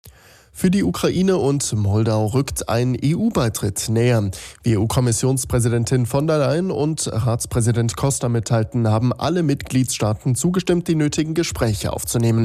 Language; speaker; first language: German; native; German